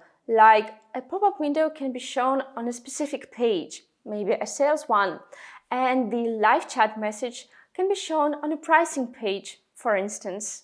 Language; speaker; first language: English; non-native, fluent; Russian